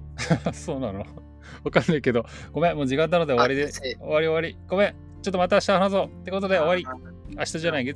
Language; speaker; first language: Japanese; native; Japanese